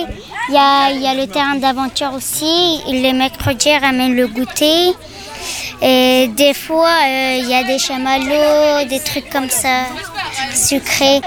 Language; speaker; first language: French; early bilingual, other home language; Persian